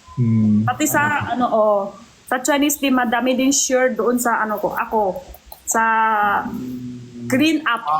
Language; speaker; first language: Filipino; non-native, learner; Chinese